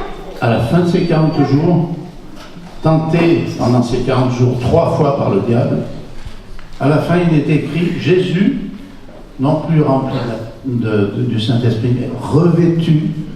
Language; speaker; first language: French; native; French